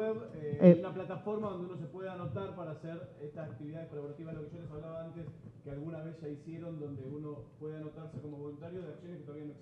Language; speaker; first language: Spanish; native; Spanish